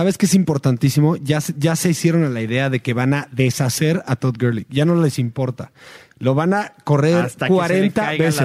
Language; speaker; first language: Spanish; native; Spanish